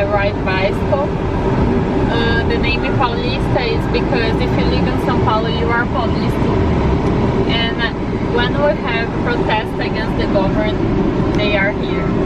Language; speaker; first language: English; non-native, fluent; Portuguese